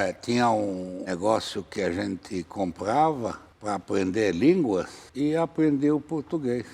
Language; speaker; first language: Portuguese; non-native, fluent; Arabic